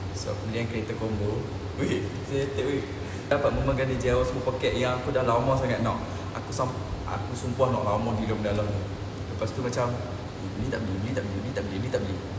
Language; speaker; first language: Malay; native; Malay